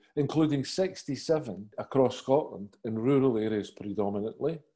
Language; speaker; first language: English; native; English